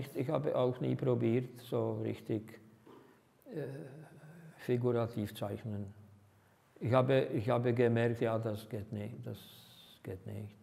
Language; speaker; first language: German; non-native, fluent; Czech